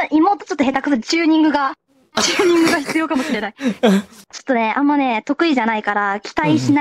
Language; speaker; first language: Japanese; native; Japanese